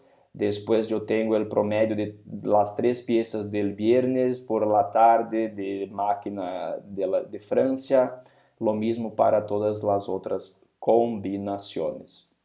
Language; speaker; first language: Spanish; non-native, fluent; Portuguese